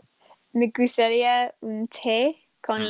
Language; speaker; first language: Spanish; non-native, learner; English